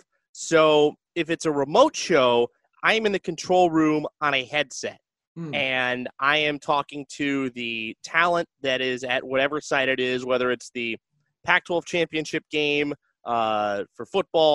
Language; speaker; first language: English; native; English